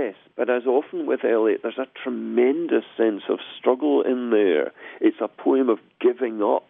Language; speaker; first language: English; native; English